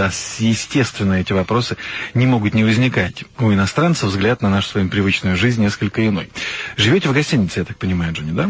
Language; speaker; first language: Russian; native; Russian